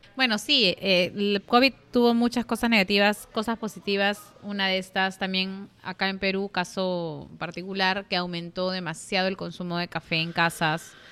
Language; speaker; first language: Spanish; native; Spanish